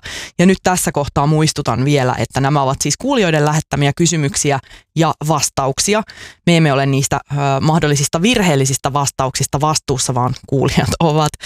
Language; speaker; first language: Finnish; native; Finnish